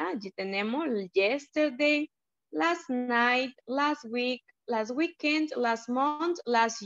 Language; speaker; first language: English; non-native, learner; Spanish